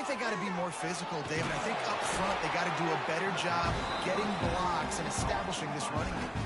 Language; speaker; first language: English; native; English